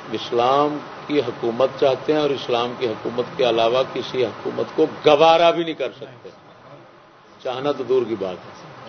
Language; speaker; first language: Urdu; non-native, local second language; Saraiki